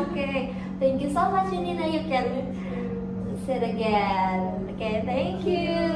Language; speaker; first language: English; non-native, fluent; Indonesian